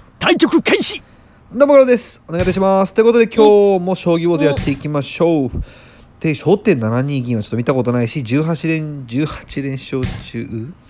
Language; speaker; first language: Japanese; native; Japanese